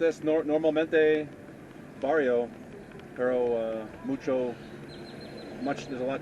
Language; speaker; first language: Spanish; non-native, learner; English